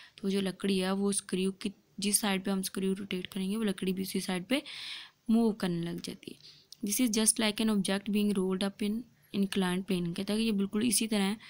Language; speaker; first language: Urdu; non-native, local second language; Punjabi